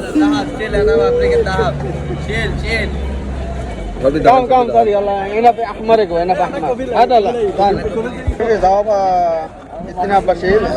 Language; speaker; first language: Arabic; non-native, learner; Bangla